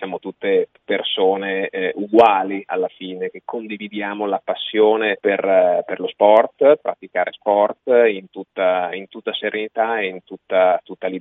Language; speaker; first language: Italian; native; Italian